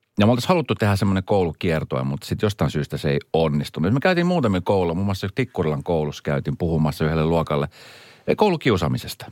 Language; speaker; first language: Finnish; early bilingual, other home language; Swedish